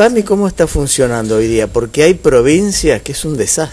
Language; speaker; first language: Spanish; native; Spanish